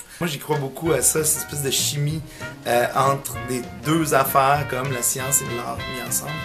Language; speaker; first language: French; early bilingual, other home language; Italian